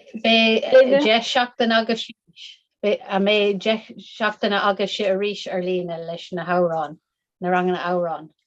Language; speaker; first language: Irish; non-native, local second language; English